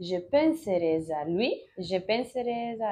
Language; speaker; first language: French; non-native, learner; Spanish